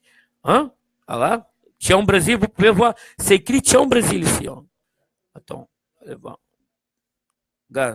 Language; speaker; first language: French; non-native, fluent; Portuguese